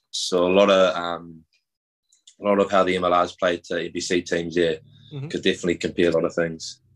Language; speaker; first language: English; native; English